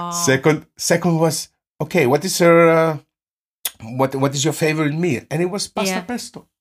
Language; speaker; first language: English; non-native, fluent; Greek